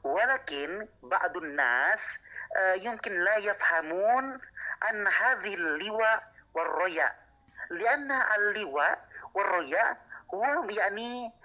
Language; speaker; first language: Arabic; non-native, learner; Indonesian